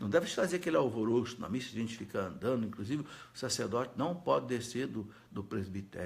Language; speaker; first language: Portuguese; native; Portuguese